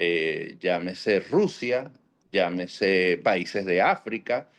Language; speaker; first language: Spanish; native; Spanish